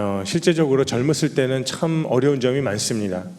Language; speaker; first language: Korean; native; Korean